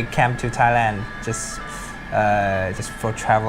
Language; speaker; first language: English; non-native, learner; Chinese